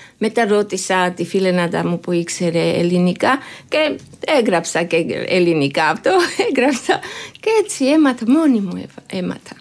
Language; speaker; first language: Greek; non-native, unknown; Georgian